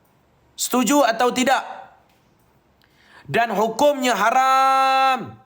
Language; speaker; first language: Malay; native; Malay